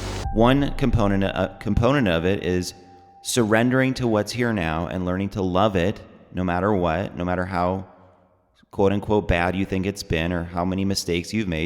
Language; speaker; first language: English; native; English